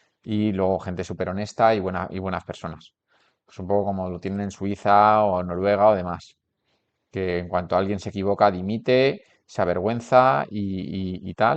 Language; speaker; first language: Spanish; native; Spanish